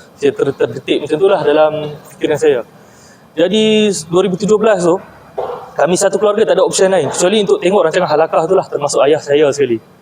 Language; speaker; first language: Malay; native; Malay